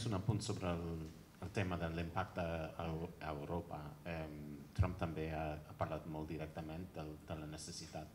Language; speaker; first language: Catalan; non-native, fluent; English